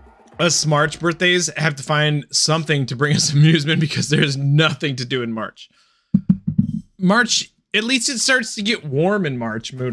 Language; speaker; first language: English; native; English